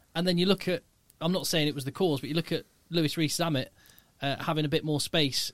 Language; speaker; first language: English; native; English